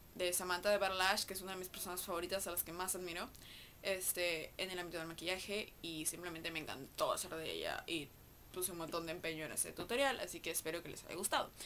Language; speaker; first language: Spanish; native; Spanish